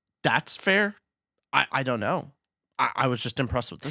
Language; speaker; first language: English; native; English